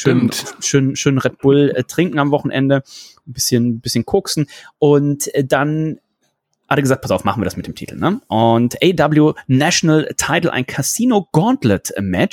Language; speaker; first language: German; native; German